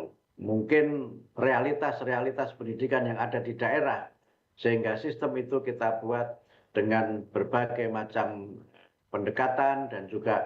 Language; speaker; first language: Indonesian; native; Indonesian